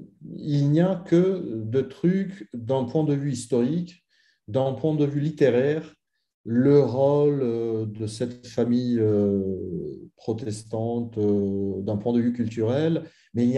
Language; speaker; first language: French; non-native, fluent; Italian